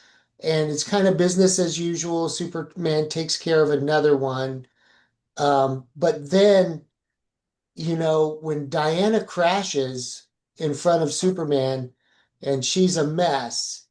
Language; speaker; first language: English; native; English